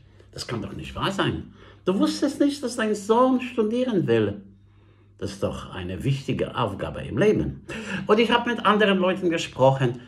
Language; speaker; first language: German; non-native, fluent; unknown